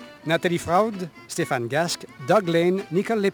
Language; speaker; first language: French; native; French